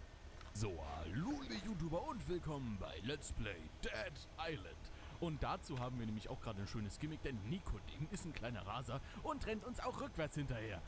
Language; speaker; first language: German; native; German